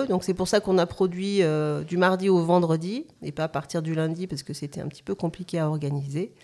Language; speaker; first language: French; native; French